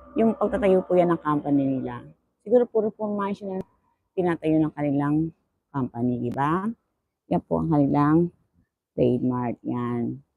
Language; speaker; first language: Filipino; native; Filipino